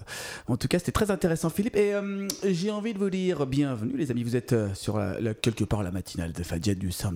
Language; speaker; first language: French; native; French